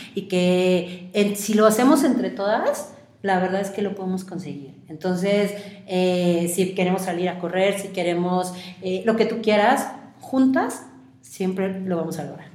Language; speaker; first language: Spanish; native; Spanish